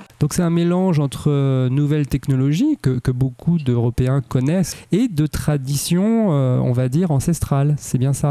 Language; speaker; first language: French; native; French